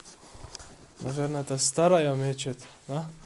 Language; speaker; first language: Russian; non-native, learner; French